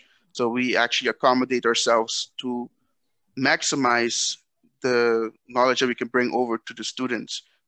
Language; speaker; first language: English; non-native, fluent; Dutch